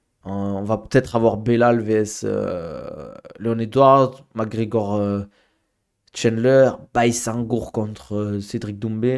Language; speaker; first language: French; native; French